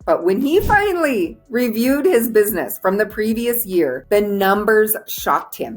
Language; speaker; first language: English; native; English